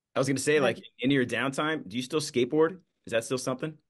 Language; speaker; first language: English; native; English